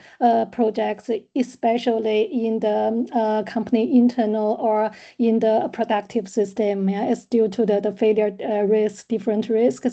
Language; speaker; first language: English; non-native, learner; German